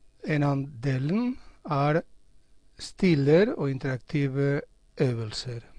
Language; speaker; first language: Norwegian; non-native, fluent; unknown